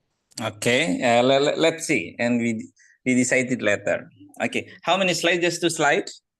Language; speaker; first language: English; non-native, fluent; Indonesian